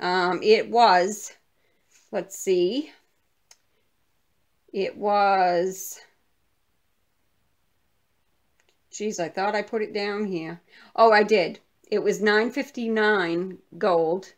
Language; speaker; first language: English; native; English